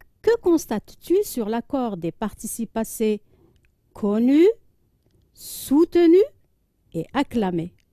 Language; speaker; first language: French; non-native, local second language; Arabic